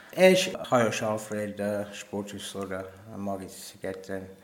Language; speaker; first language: Hungarian; non-native, learner; English